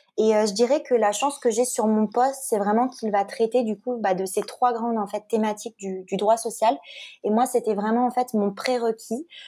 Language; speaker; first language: French; native; French